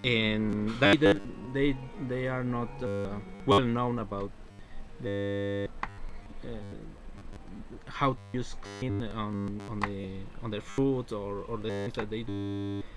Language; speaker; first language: English; non-native, learner; Spanish